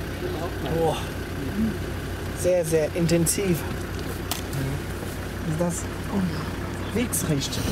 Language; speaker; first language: German; non-native, learner; Portuguese